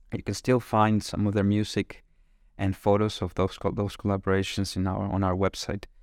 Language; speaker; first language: English; non-native, fluent; Spanish